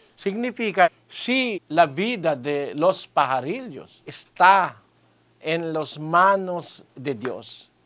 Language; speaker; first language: Spanish; non-native, fluent; Filipino